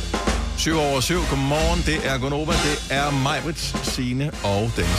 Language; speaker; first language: Danish; native; Danish